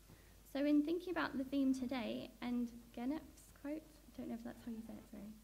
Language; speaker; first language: English; native; English